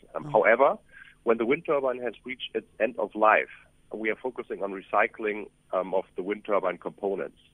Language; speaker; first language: English; non-native, fluent; German